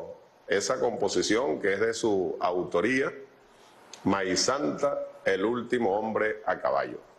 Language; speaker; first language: Spanish; native; Spanish